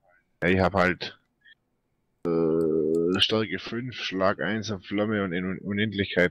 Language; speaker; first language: German; native; German